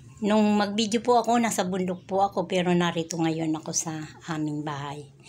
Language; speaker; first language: Filipino; non-native, local second language; Bikol